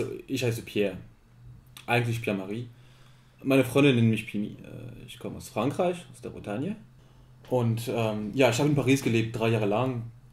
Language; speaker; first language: German; non-native, fluent; French